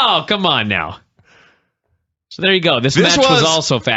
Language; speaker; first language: English; native; English